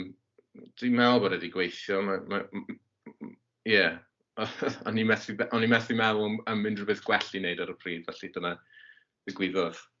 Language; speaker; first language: Welsh; native; Welsh